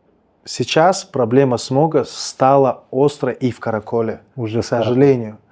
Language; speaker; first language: Russian; native; Russian